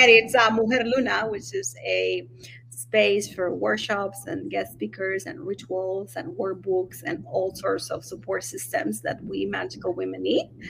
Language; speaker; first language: English; non-native, fluent; Spanish